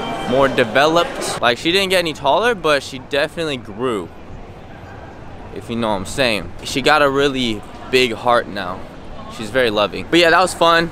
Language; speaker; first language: English; native; English